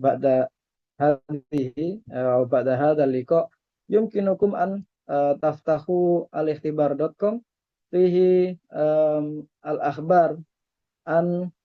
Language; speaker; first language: Arabic; non-native, fluent; Indonesian